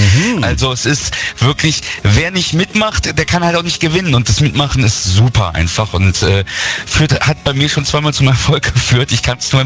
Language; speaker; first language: German; native; German